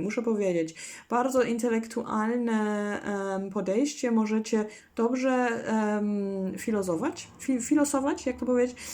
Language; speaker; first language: Polish; non-native, learner; German